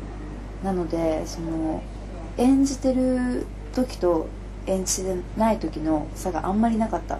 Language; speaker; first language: Japanese; native; Japanese